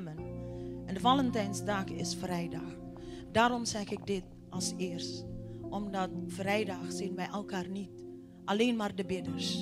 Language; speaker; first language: Dutch; non-native, fluent; Indonesian